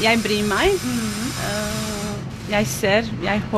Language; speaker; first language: Norwegian; non-native, fluent; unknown